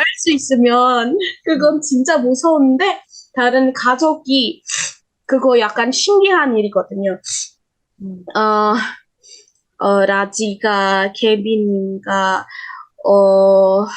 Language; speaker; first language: Korean; non-native, learner; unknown